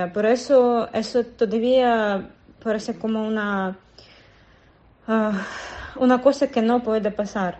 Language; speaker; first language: Spanish; non-native, learner; Russian